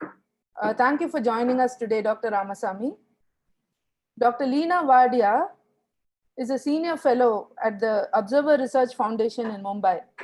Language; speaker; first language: English; non-native, local second language; Tamil